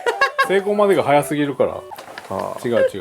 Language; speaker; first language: Japanese; native; Japanese